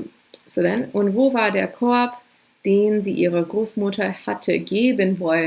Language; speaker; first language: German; non-native, fluent; English